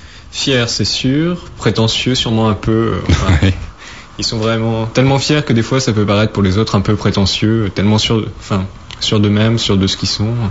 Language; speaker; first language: French; native; French